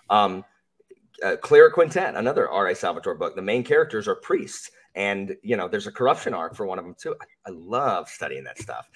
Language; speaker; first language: English; native; English